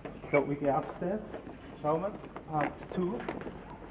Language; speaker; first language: English; non-native, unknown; German